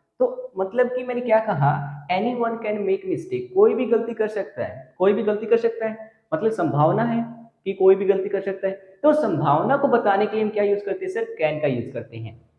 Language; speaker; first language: Hindi; native; Hindi